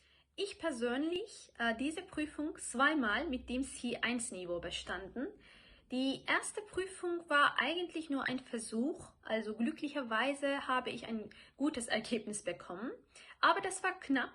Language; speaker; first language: German; non-native, fluent; Turkish